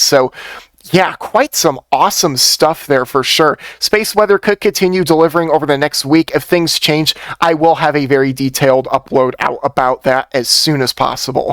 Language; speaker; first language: English; native; English